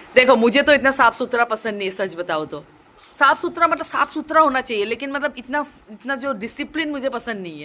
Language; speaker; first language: Hindi; non-native, local second language; Assamese